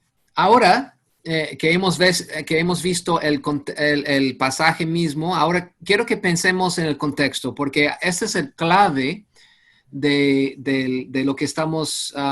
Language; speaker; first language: Spanish; non-native, fluent; English